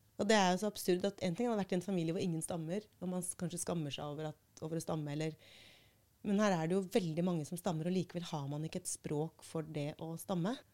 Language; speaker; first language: Norwegian; native; Norwegian